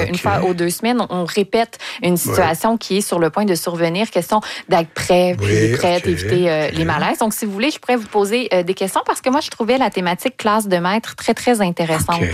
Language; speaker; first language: French; native; French